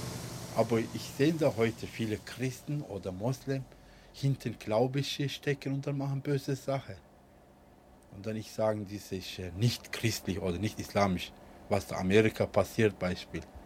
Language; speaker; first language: German; early bilingual, other home language; Turkish